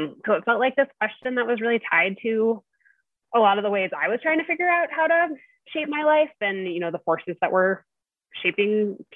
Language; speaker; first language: English; native; English